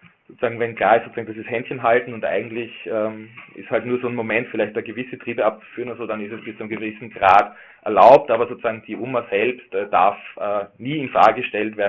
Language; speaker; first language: German; native; German